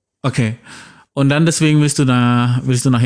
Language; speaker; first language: German; non-native, fluent; Indonesian